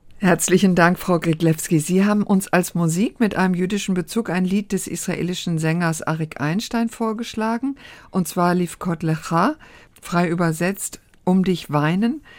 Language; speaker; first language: German; native; German